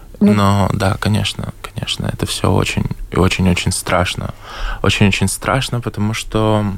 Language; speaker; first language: Russian; native; Russian